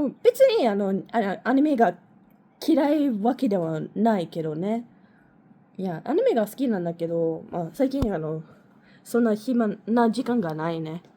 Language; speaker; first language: Japanese; non-native, learner; English